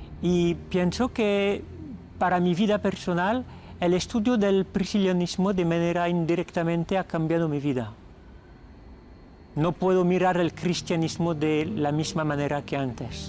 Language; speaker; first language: Spanish; non-native, fluent; French